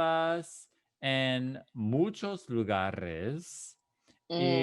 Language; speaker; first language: Spanish; non-native, fluent; English